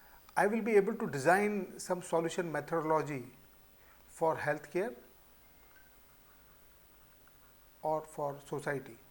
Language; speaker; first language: English; non-native, local second language; Hindi